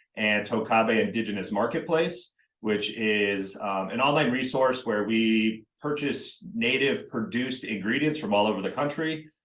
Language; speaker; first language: English; native; English